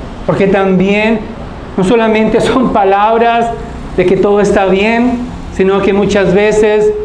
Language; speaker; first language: Spanish; native; Spanish